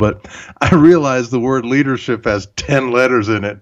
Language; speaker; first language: English; early bilingual, other home language; German